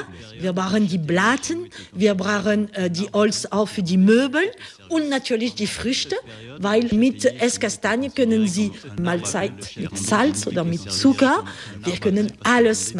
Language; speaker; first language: German; non-native, learner; French